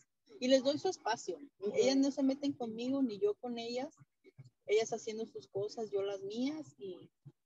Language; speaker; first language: Spanish; native; Spanish